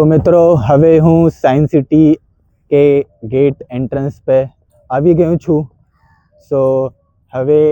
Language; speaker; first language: Gujarati; non-native, local second language; Hindi